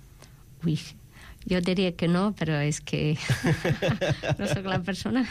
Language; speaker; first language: Catalan; non-native, fluent; English